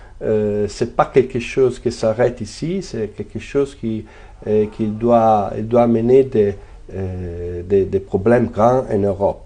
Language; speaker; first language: French; non-native, fluent; Italian